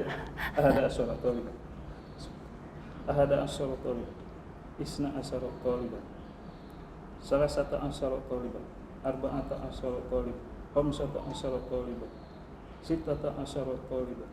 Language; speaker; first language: Arabic; non-native, learner; Indonesian